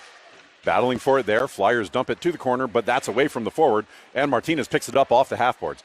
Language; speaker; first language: English; native; English